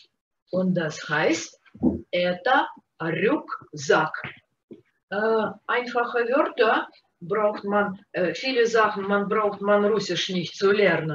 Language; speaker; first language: German; non-native, fluent; Russian